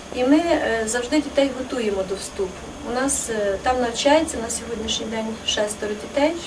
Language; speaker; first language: Ukrainian; native; Ukrainian